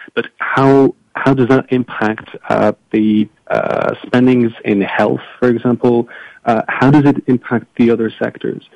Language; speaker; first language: English; non-native, fluent; French